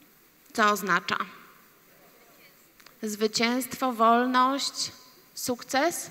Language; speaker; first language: Polish; native; Polish